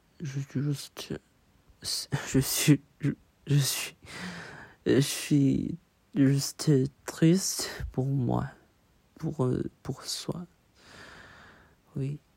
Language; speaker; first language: French; non-native, learner; Chinese